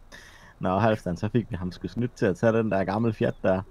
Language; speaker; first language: Danish; native; Danish